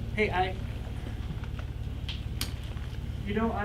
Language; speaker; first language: English; native; English